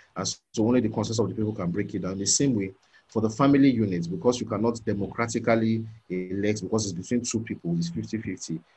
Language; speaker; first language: English; non-native, local second language; Yoruba